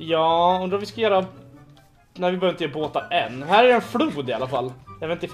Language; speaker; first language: Swedish; native; Swedish